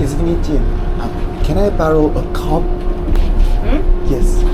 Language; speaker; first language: English; non-native, learner; Korean